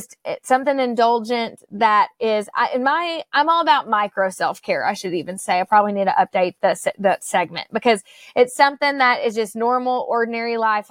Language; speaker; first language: English; native; English